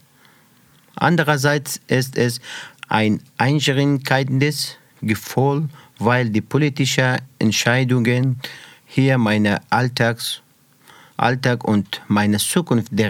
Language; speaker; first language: German; non-native, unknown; Persian